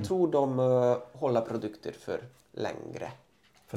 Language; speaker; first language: Swedish; non-native, fluent; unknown